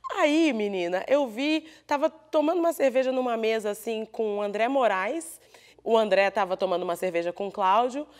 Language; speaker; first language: Portuguese; native; Portuguese